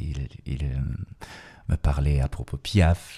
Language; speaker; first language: French; non-native, learner; Russian